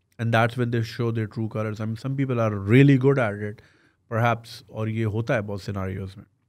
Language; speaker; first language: Urdu; native; Urdu